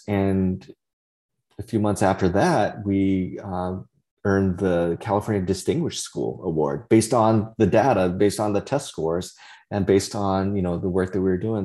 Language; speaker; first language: English; early bilingual, other home language; Vietnamese